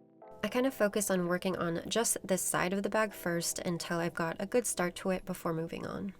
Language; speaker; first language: English; native; English